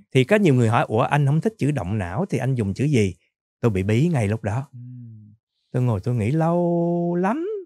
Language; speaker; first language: Vietnamese; native; Vietnamese